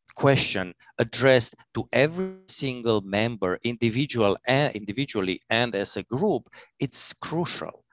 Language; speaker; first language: English; non-native, fluent; Romanian